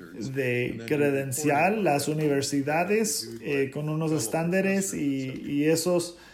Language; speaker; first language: Spanish; non-native, fluent; English